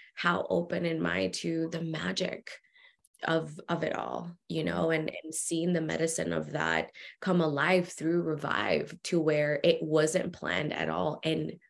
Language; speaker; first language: English; early bilingual, other home language; Spanish